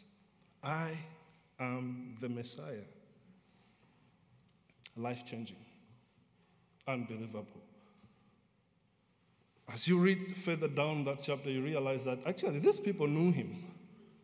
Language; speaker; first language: English; non-native, local second language; Nyanja